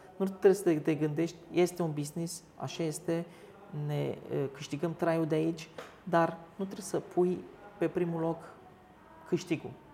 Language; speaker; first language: Romanian; early bilingual, other home language; Turkish